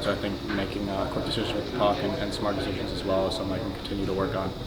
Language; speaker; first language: English; native; English